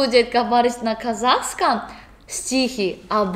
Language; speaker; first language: Russian; non-native, learner; Korean